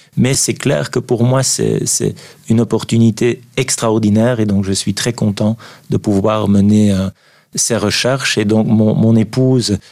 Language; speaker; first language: French; native; French